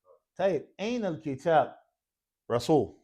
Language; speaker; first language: Arabic; non-native, fluent; English